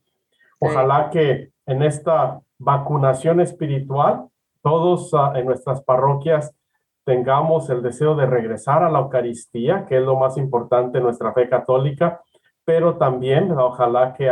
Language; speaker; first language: Spanish; native; Spanish